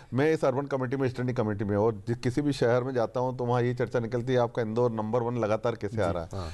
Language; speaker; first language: Hindi; native; Hindi